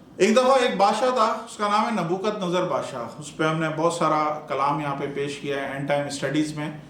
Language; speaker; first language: Urdu; non-native, local second language; Punjabi